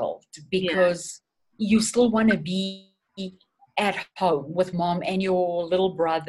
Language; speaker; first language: English; non-native, fluent; Portuguese